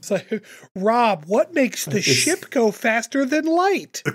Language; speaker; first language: English; native; English